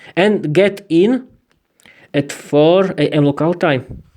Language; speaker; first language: English; non-native, learner; Slovak